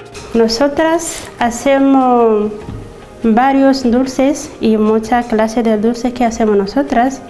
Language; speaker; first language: Spanish; non-native, fluent; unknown